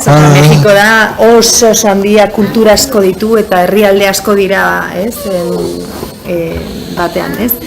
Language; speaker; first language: Basque; non-native, local second language; Spanish